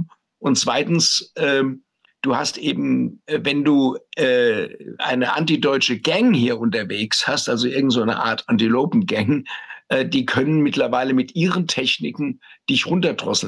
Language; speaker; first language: German; native; German